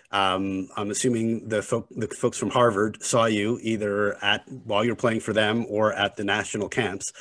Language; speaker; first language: English; native; English